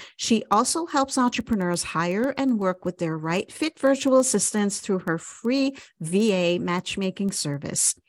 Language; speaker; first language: English; native; English